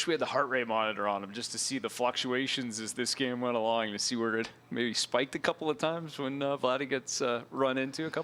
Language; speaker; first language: English; native; English